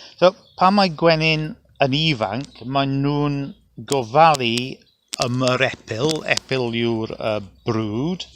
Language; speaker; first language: Welsh; non-native, local second language; English